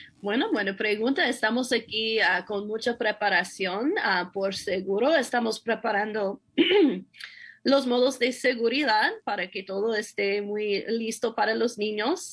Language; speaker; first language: Spanish; non-native, fluent; English